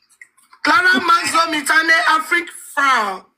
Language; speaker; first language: German; non-native, learner; Nigerian Pidgin